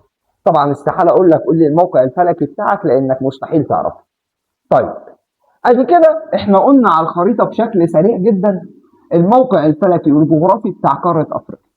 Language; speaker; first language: Arabic; native; Arabic